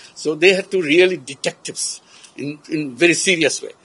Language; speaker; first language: English; non-native, local second language; Bangla